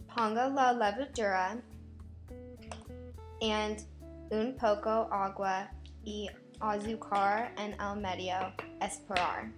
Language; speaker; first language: Spanish; non-native, learner; English